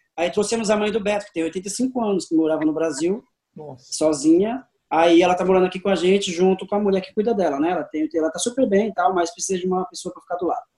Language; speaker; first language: Portuguese; native; Portuguese